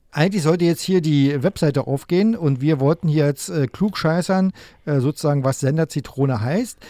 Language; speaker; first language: German; native; German